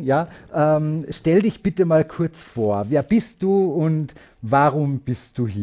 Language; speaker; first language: German; native; German